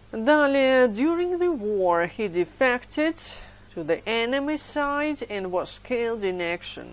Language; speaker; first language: English; non-native, fluent; Ukrainian